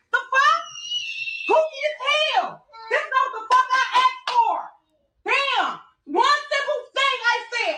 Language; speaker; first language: English; native; English